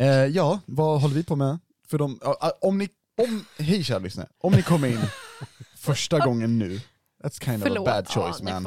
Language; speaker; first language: Swedish; native; Swedish